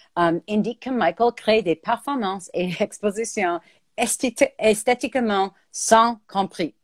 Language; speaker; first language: French; native; French